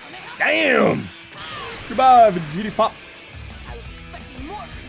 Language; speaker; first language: English; native; English